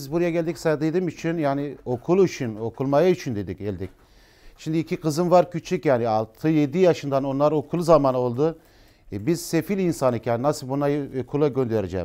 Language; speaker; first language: Turkish; non-native, learner; Arabic